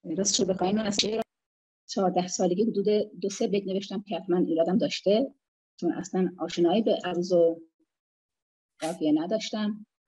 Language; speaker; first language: Persian; non-native, local second language; Azerbaijani